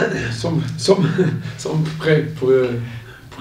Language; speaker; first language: French; non-native, learner; Portuguese